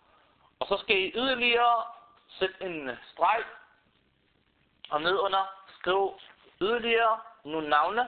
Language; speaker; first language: Danish; early bilingual, other home language; Arabic